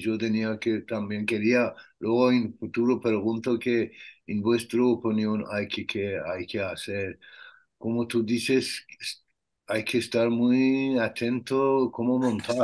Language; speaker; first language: Spanish; non-native, learner; Persian